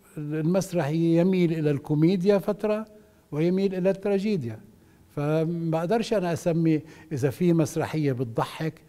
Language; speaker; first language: Arabic; native; Arabic